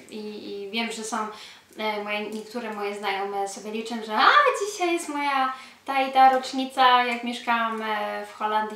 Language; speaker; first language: Polish; early bilingual, heritage; Polish